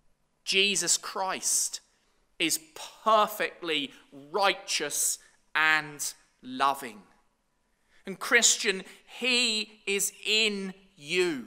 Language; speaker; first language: English; native; English